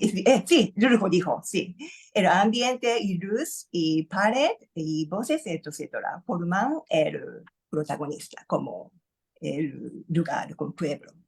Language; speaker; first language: Spanish; non-native, learner; Japanese